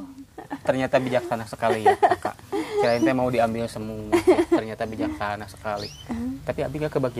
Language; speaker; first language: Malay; non-native, local second language; Sundanese